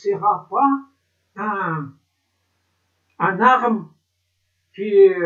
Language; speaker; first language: French; non-native, learner; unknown